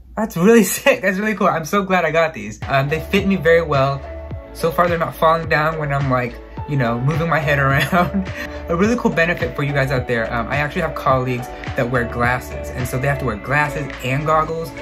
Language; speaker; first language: English; native; English